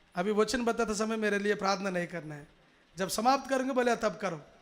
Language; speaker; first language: Hindi; non-native, local second language; Telugu